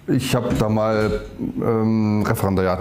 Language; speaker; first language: German; native; German